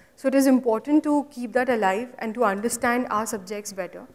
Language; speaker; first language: English; non-native, local second language; Hindi